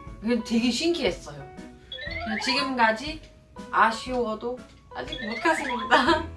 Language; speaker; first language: Korean; non-native, fluent; German